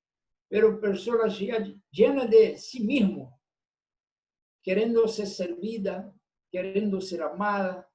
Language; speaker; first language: Spanish; non-native, fluent; Portuguese